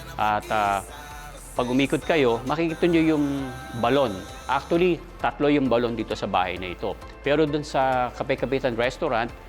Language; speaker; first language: Filipino; native; Filipino